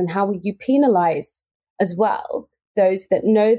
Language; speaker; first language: English; native; English